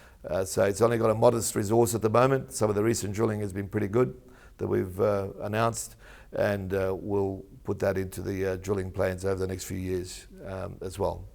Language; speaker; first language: English; native; English